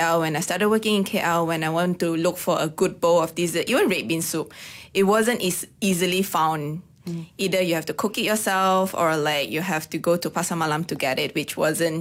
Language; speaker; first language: English; non-native, local second language; Cantonese